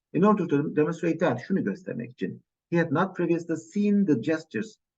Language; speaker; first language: English; non-native, fluent; Turkish